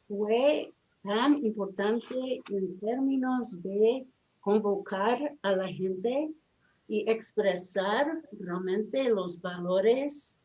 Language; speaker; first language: Spanish; non-native, fluent; English